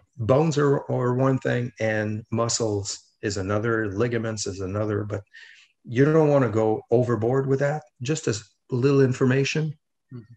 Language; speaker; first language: English; non-native, fluent; French